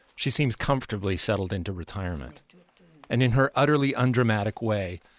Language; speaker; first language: English; native; English